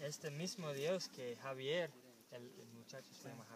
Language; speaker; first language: Spanish; non-native, learner; English